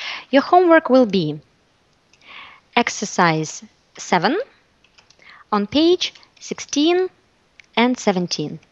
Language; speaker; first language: English; non-native, fluent; Russian